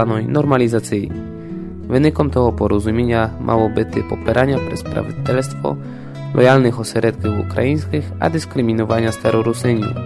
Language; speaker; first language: Polish; non-native, local second language; Rusyn